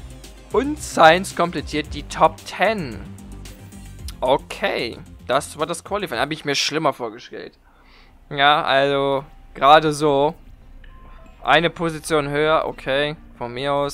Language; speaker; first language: German; native; German